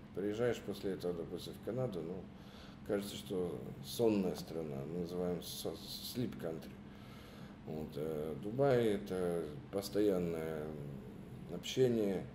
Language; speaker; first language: Russian; native; Russian